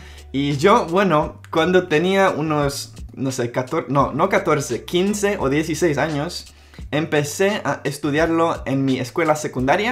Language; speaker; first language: Spanish; non-native, local second language; Czech